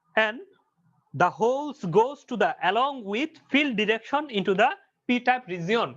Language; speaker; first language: English; non-native, local second language; Bangla